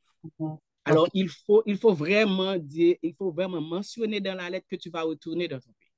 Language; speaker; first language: French; non-native, local second language; Haitian Creole